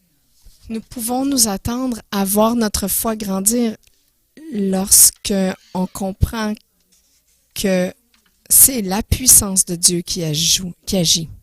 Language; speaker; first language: French; non-native, fluent; English